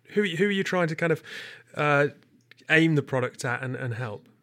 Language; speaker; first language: English; native; English